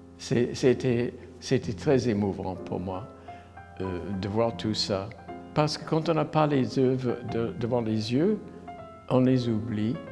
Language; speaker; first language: French; non-native, fluent; English